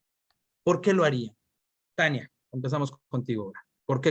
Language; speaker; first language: Spanish; native; Spanish